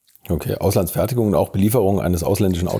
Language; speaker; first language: German; native; German